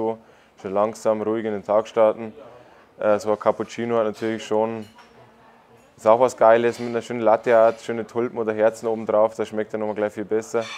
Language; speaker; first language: German; native; German